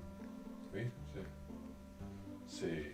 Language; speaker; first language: French; non-native, fluent; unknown